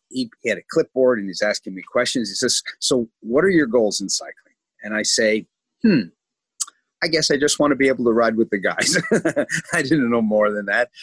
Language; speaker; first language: English; native; English